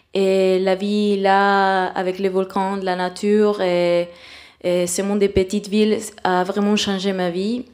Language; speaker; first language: French; non-native, fluent; Spanish